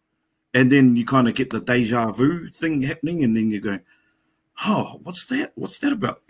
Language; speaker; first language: English; native; English